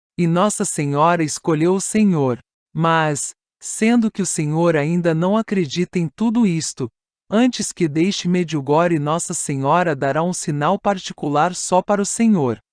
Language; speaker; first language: Portuguese; non-native, fluent; Italian